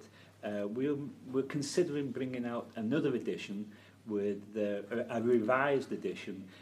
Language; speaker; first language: English; native; English